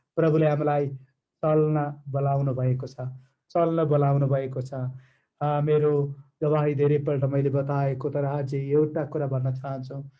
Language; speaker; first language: Nepali; non-native, fluent; Malayalam